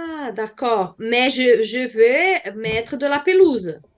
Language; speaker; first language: French; non-native, fluent; Portuguese